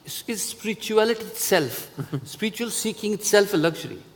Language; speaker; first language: English; non-native, local second language; Hindi